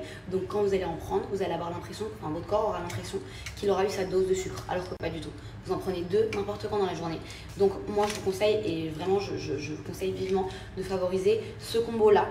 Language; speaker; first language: French; native; French